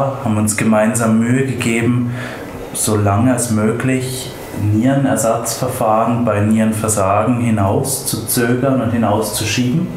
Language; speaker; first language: German; native; German